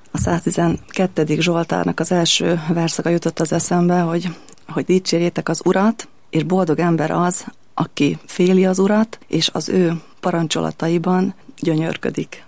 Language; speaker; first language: Hungarian; native; Hungarian